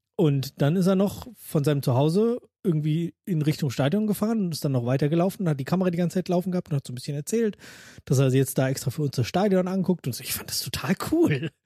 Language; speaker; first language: German; native; German